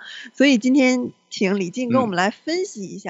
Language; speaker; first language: Chinese; native; Chinese